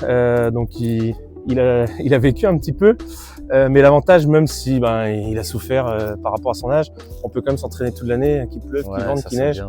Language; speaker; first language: French; native; French